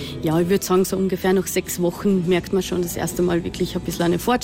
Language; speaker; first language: German; native; German